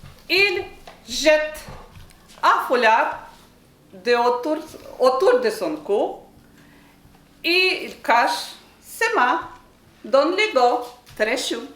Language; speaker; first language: French; non-native, learner; Ukrainian